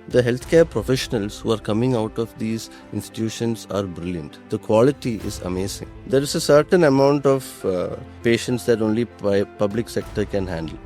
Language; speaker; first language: English; non-native, local second language; Malayalam